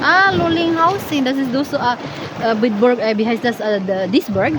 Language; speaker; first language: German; non-native, learner; Cebuano